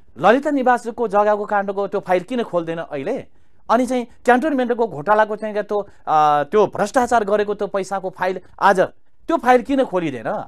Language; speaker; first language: Nepali; native; Nepali